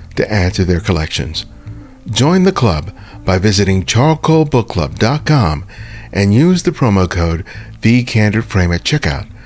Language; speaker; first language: English; early bilingual, other home language; Spanish